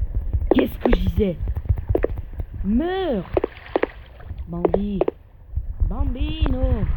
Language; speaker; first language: French; native; French